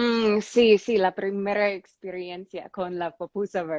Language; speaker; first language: Spanish; non-native, fluent; English